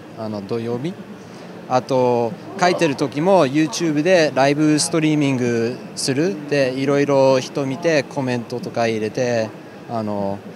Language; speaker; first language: Japanese; early bilingual, other home language; English